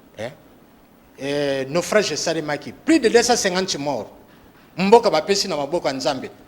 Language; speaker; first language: Lingala; native; Lingala